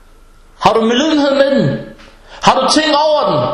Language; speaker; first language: Danish; early bilingual, other home language; Arabic